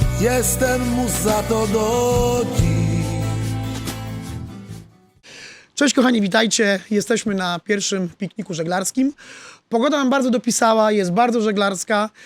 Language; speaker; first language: Polish; native; Polish